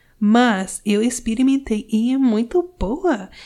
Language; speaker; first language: Portuguese; non-native, learner; English